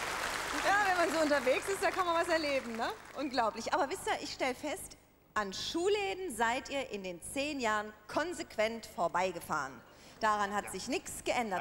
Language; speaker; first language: German; native; German